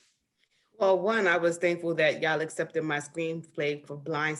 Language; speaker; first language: English; native; English